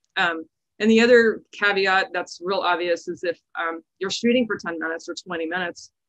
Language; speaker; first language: English; native; English